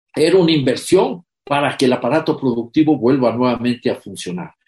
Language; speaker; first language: Spanish; native; Spanish